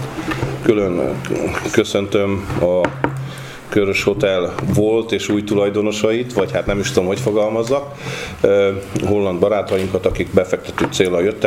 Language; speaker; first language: Hungarian; native; Hungarian